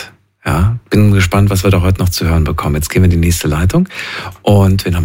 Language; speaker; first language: German; native; German